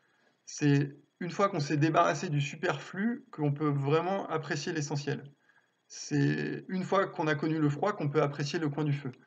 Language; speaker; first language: French; native; French